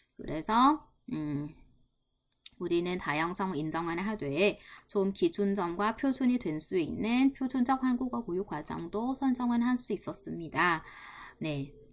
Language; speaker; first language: Korean; non-native, fluent; Vietnamese